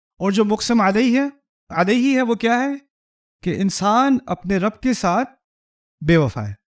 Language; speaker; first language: Urdu; early bilingual, heritage; Urdu